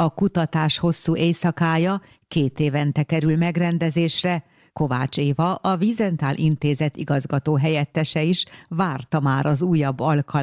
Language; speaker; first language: Hungarian; native; Hungarian